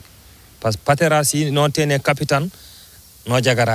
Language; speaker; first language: Spanish; non-native, learner; Fula